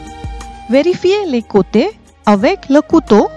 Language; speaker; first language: French; non-native, fluent; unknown